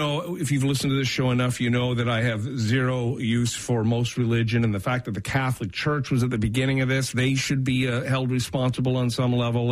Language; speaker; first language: English; native; English